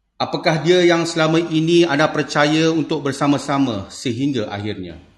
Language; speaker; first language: Malay; native; Malay